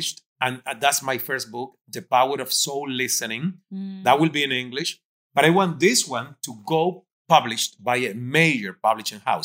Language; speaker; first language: English; non-native, fluent; Spanish